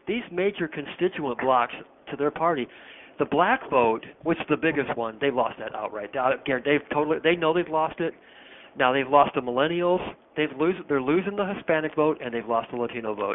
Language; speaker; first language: English; native; English